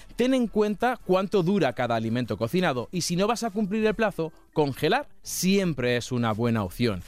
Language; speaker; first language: Spanish; native; Spanish